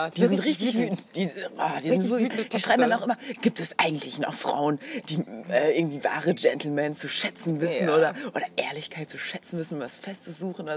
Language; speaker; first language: German; native; German